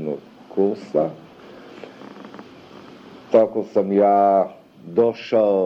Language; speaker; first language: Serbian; early bilingual, other home language; German